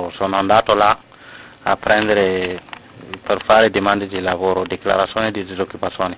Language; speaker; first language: Italian; non-native, learner; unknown